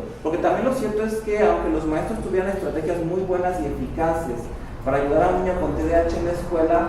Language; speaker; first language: Spanish; native; Spanish